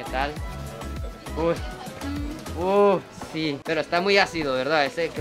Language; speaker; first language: Spanish; non-native, fluent; Japanese